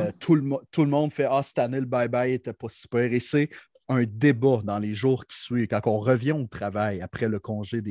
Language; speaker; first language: French; native; French